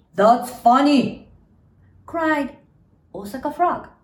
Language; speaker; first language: English; non-native, fluent; Japanese